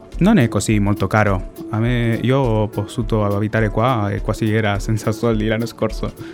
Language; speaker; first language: Italian; non-native, learner; Spanish